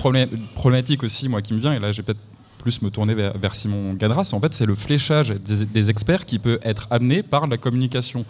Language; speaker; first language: French; native; French